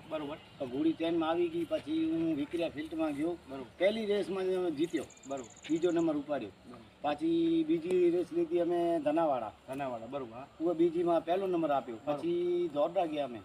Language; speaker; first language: Gujarati; non-native, local second language; Kachhi